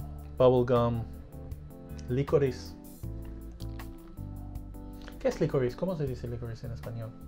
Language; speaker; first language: Spanish; early bilingual, heritage; Spanish